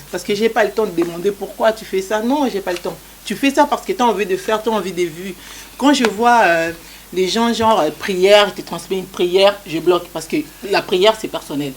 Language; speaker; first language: French; non-native, local second language; Lingala